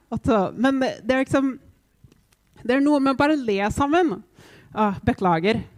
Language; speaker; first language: Norwegian; non-native, fluent; English